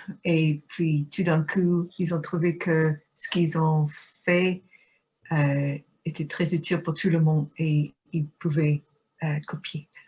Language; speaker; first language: French; non-native, fluent; English